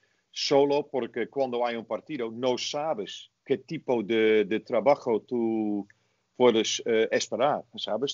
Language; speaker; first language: Spanish; non-native, fluent; Dutch